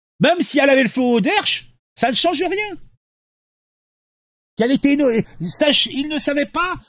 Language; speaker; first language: French; native; French